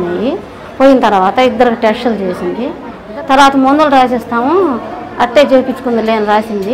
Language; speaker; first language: Telugu; native; Telugu